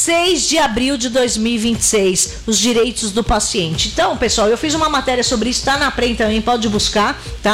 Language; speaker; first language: Portuguese; native; Portuguese